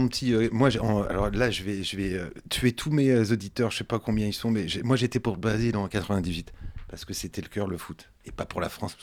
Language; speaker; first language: French; native; French